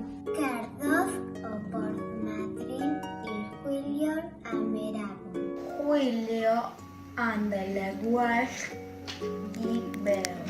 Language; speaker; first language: Welsh; non-native, learner; Spanish